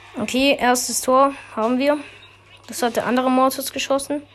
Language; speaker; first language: German; native; German